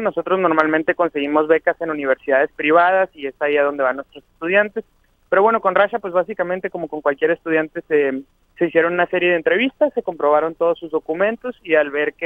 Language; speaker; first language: Spanish; native; Spanish